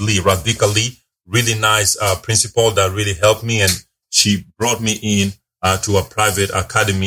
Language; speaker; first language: English; non-native, local second language; Luo (Kenya and Tanzania)